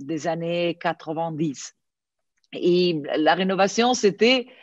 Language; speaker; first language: French; non-native, fluent; Italian